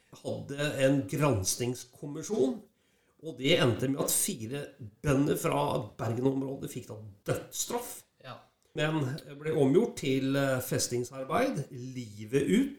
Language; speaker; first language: Norwegian; native; Norwegian